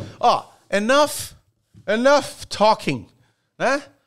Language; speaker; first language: English; non-native, fluent; Portuguese